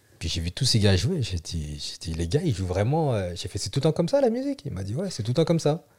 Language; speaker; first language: French; early bilingual, other home language; Vietnamese